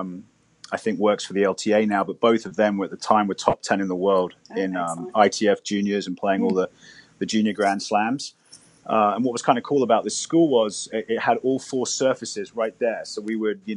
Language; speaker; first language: English; native; English